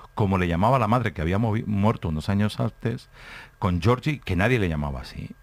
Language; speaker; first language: Spanish; native; Spanish